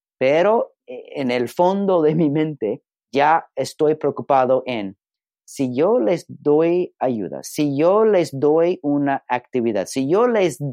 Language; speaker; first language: Spanish; non-native, learner; English